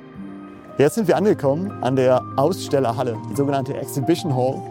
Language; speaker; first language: German; native; German